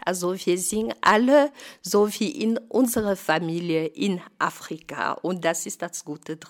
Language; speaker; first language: German; non-native, fluent; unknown